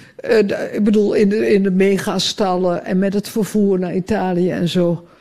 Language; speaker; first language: Dutch; native; Dutch